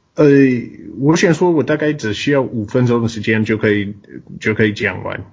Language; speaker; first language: Chinese; non-native, fluent; English